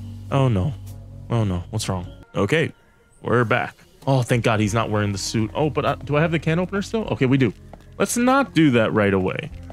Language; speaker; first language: English; native; English